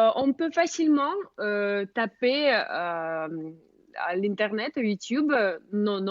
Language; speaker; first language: French; non-native, fluent; Russian